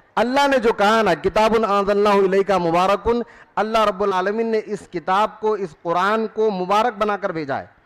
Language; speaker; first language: Urdu; native; Urdu